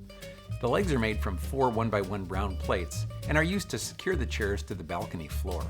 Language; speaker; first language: English; native; English